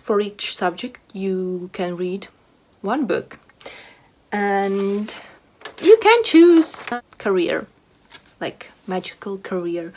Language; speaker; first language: English; non-native, fluent; Latvian